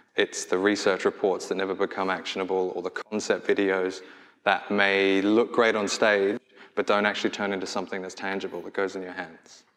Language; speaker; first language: English; native; English